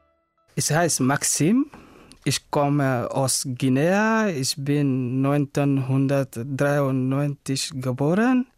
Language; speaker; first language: German; non-native, learner; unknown